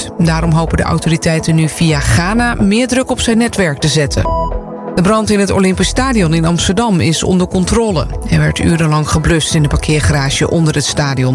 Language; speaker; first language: Dutch; native; Dutch